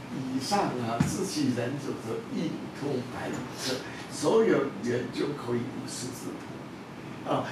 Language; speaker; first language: Chinese; non-native, local second language; Hakka Chinese